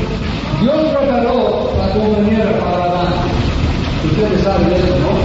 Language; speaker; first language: Spanish; non-native, fluent; English